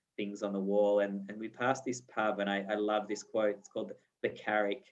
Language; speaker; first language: English; native; English